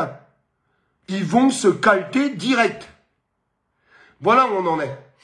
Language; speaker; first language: French; native; French